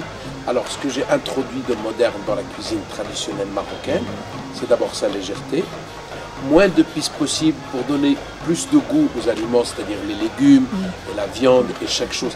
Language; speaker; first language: French; non-native, local second language; Arabic